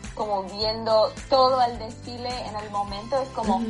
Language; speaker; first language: Spanish; non-native, fluent; English